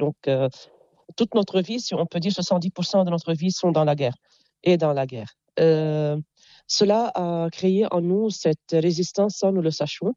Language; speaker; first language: French; non-native, local second language; Arabic